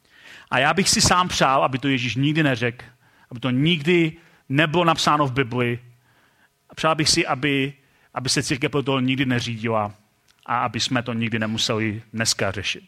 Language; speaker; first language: Czech; native; Czech